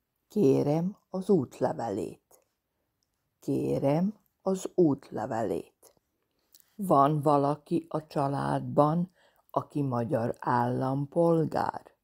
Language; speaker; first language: Hungarian; non-native, fluent; Serbian